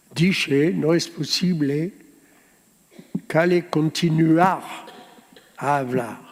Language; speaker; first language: Spanish; early bilingual, heritage; Spanish